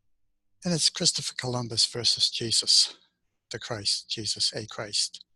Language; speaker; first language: English; native; English